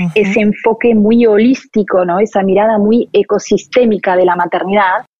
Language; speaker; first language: Spanish; non-native, fluent; French